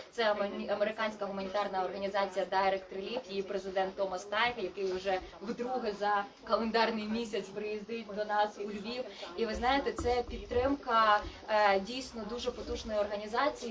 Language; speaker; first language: Ukrainian; native; Ukrainian